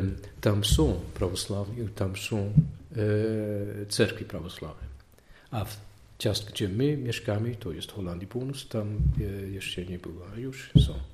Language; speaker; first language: Polish; non-native, learner; Dutch